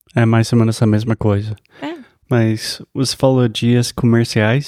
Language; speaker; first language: Portuguese; non-native, fluent; English